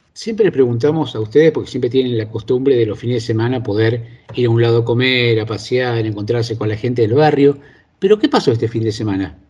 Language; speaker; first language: Spanish; native; Spanish